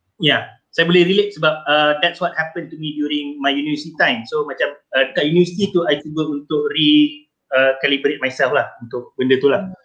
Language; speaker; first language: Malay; native; Malay